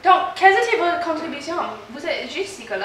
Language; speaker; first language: French; non-native, learner; English